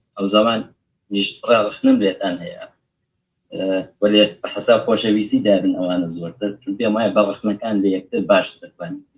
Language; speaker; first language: Central Kurdish; native; Central Kurdish